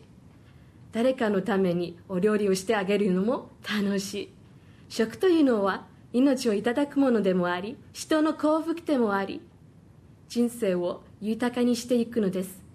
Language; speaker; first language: Japanese; non-native, fluent; Chinese